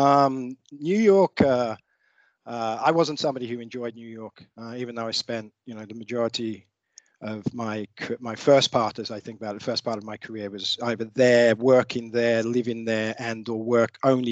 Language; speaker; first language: English; native; English